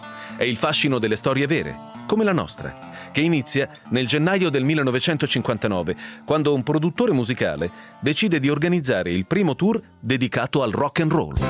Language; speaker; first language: Italian; native; Italian